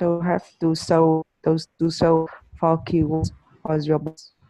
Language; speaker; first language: English; non-native, learner; Vietnamese